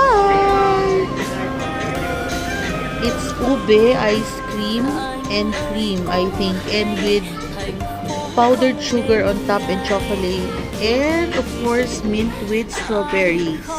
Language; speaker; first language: English; non-native, local second language; Filipino